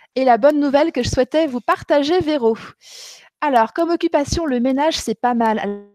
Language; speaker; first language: French; native; French